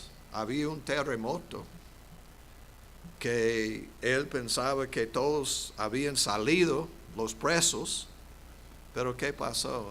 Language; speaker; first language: Spanish; non-native, fluent; English